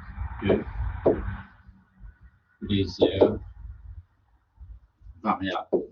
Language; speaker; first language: French; non-native, local second language; Arabic